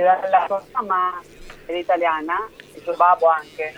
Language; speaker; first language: Italian; early bilingual, heritage; Spanish